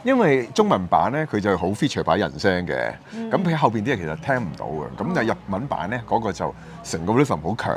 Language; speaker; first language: Cantonese; native; Cantonese